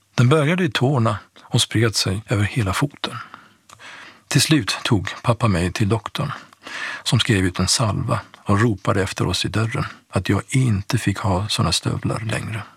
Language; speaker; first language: Swedish; early bilingual, other home language; Persian